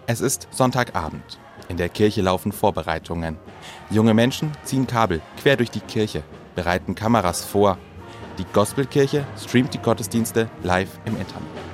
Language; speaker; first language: German; native; German